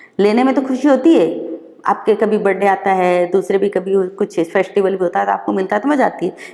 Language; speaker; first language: Hindi; native; Hindi